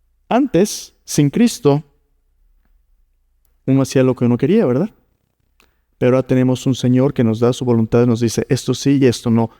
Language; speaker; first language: Spanish; native; Spanish